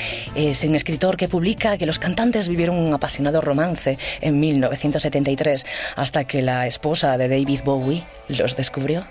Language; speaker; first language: Spanish; native; Spanish